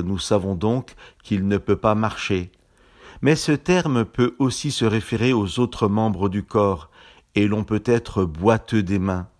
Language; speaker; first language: French; native; French